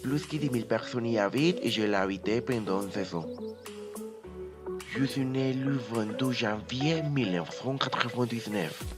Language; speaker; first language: French; non-native, learner; Spanish